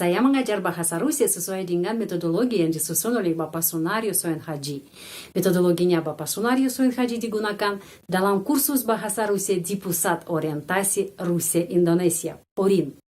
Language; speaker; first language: Indonesian; non-native, fluent; Russian